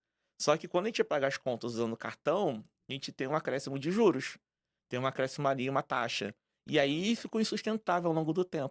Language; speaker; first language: Portuguese; native; Portuguese